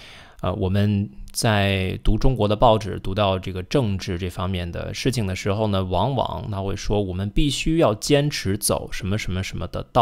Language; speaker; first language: Chinese; non-native, fluent; English